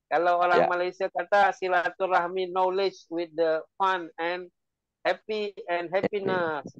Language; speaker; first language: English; non-native, learner; Indonesian